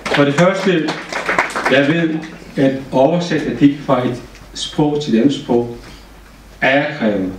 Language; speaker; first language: Danish; non-native, fluent; Turkish